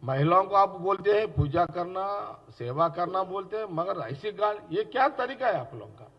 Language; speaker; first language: Hindi; non-native, local second language; Telugu